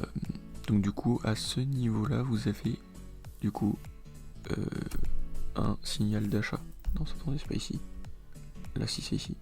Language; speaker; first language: French; native; French